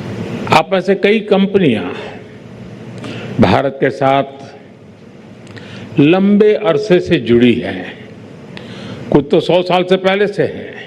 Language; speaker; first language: Hindi; non-native, local second language; Gujarati